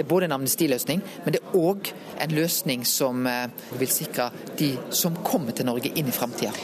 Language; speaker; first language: Norwegian; native; Norwegian